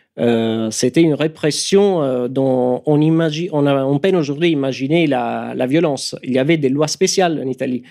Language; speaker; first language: French; non-native, fluent; Italian